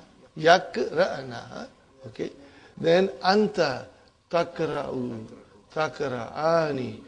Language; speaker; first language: Arabic; non-native, fluent; English